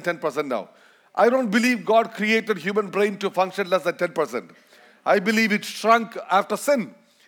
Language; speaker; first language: English; non-native, local second language; Malayalam